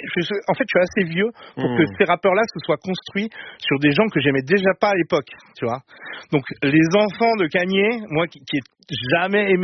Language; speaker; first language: French; native; French